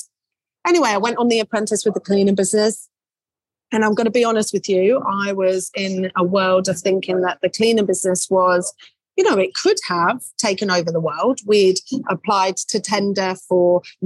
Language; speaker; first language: English; native; English